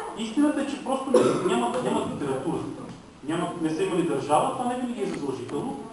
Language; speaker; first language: Bulgarian; non-native, local second language; Romanian